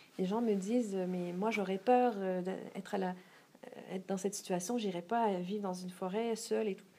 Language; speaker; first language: French; native; French